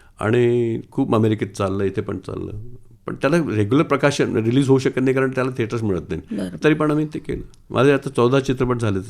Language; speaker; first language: Marathi; non-native, local second language; Sindhi